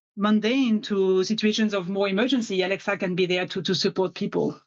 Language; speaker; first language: English; non-native, fluent; French